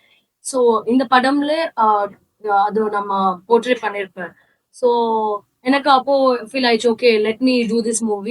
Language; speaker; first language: Tamil; non-native, learner; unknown